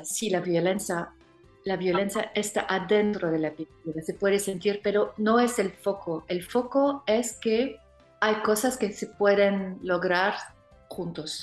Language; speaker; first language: Spanish; non-native, fluent; French